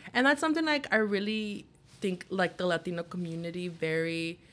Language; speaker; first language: English; native; English